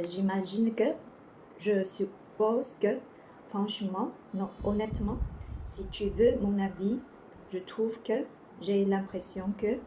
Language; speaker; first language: French; non-native, learner; Chinese